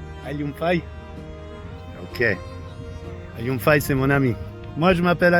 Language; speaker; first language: French; non-native, fluent; English